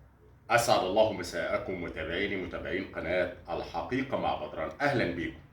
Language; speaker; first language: Arabic; native; Arabic